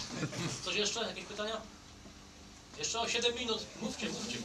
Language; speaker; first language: Polish; native; Polish